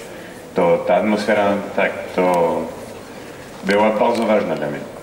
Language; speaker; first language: Polish; non-native, fluent; French